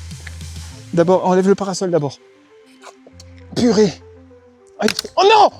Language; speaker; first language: French; native; French